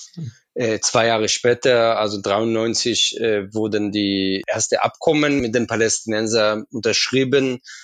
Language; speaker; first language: German; non-native, fluent; Hebrew